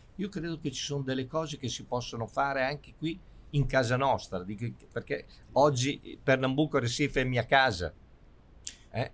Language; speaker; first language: Italian; native; Italian